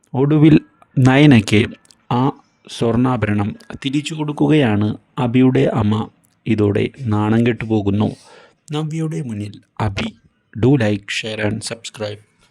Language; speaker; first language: Malayalam; native; Malayalam